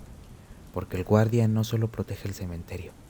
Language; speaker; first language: Spanish; native; Spanish